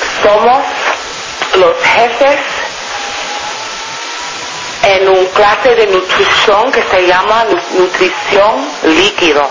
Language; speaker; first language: Spanish; non-native, fluent; English